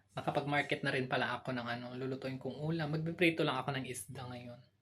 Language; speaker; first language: Filipino; non-native, local second language; Iloko